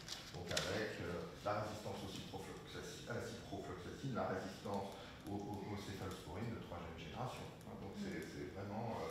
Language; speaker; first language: French; native; French